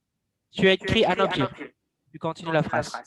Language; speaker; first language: French; non-native, fluent; Indonesian